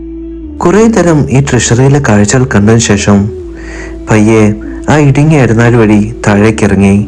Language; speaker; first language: Malayalam; native; Malayalam